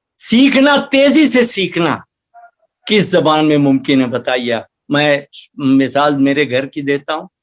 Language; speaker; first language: Urdu; native; Urdu